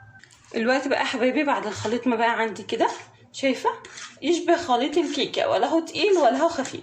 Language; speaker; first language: Arabic; native; Arabic